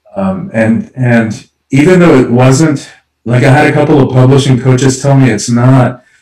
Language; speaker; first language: English; early bilingual, other home language; Spanish